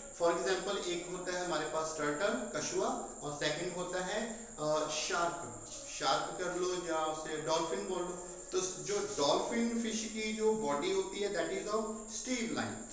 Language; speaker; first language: Hindi; non-native, local second language; Punjabi